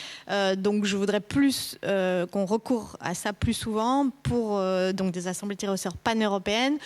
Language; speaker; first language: French; native; French